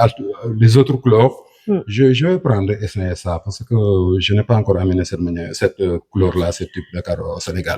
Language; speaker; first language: French; non-native, local second language; Wolof